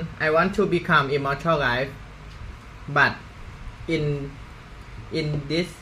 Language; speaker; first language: English; non-native, learner; Thai